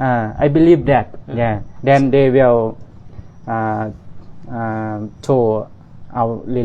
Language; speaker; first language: English; non-native, learner; Thai